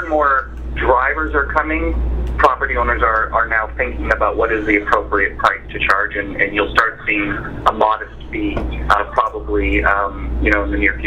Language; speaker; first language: English; native; English